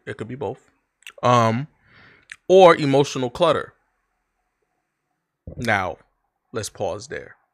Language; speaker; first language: English; native; English